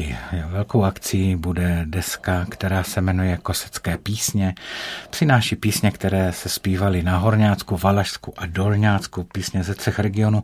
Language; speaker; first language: Czech; native; Czech